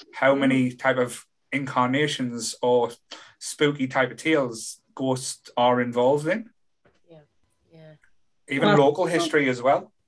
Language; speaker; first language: English; native; English